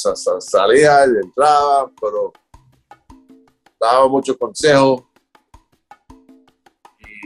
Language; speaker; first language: Spanish; early bilingual, other home language; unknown